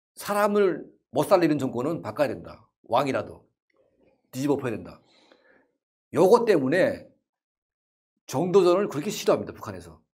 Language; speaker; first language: Korean; native; Korean